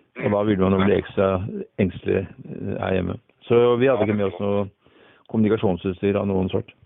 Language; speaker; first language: Norwegian; native; Norwegian